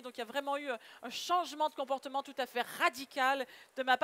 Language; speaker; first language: French; native; French